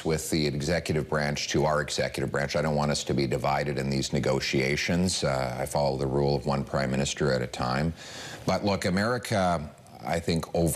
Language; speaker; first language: English; native; English